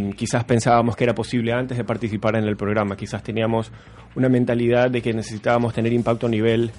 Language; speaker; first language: Spanish; native; Spanish